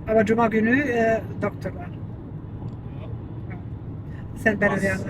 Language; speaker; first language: Turkish; non-native, learner; Bosnian